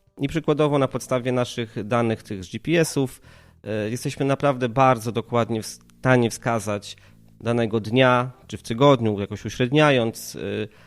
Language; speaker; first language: Polish; native; Polish